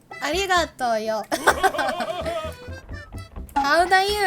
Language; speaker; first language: Japanese; non-native, learner; Korean